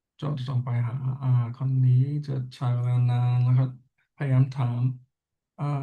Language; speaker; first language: Thai; non-native, learner; English